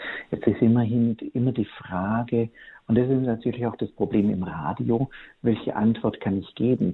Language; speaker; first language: German; native; German